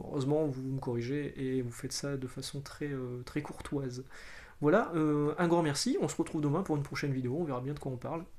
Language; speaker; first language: French; native; French